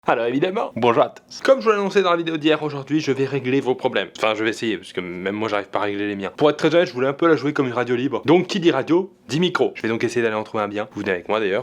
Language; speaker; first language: French; native; French